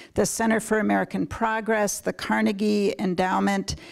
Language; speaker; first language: English; native; English